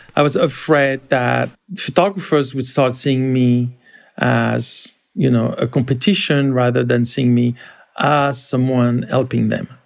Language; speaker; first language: English; non-native, fluent; French